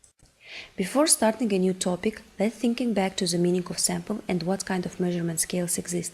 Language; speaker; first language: English; non-native, fluent; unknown